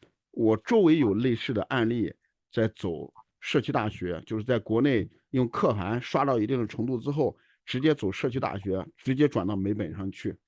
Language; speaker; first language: Chinese; native; Chinese